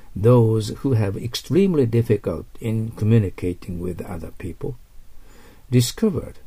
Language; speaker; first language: English; non-native, fluent; Japanese